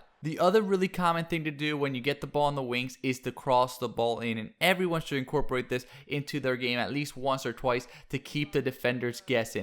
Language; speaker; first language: English; native; English